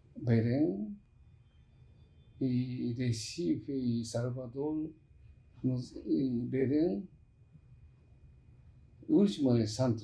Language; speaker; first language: Portuguese; non-native, learner; Japanese